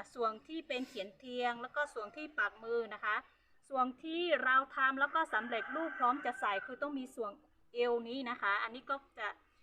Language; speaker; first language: Thai; non-native, local second language; Hmong